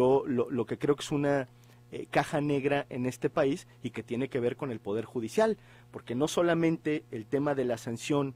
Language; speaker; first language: Spanish; native; Spanish